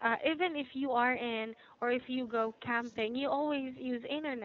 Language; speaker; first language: English; non-native, fluent; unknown